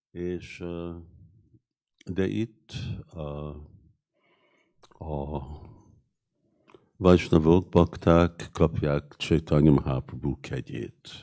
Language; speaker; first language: Hungarian; early bilingual, heritage; Hungarian